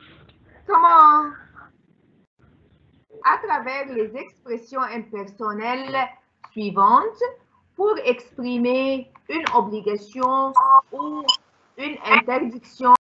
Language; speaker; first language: French; non-native, fluent; Arabic